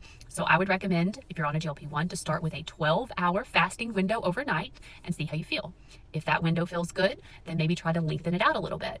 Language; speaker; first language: English; native; English